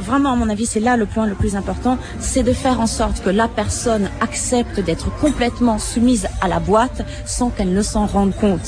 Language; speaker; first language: French; native; French